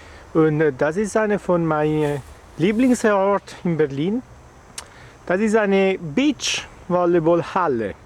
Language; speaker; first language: German; non-native, learner; Italian